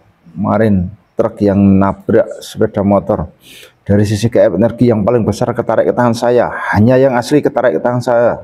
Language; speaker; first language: Indonesian; native; Indonesian